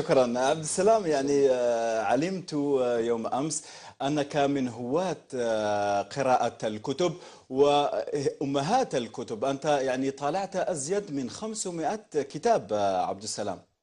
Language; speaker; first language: Arabic; native; Arabic